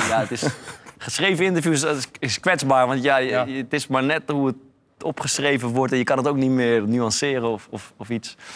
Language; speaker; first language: Dutch; native; Dutch